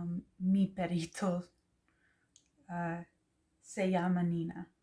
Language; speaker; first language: Spanish; non-native, learner; English